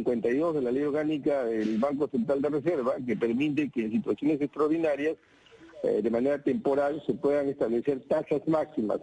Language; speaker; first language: Spanish; native; Spanish